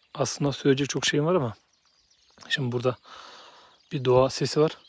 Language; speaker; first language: Turkish; native; Turkish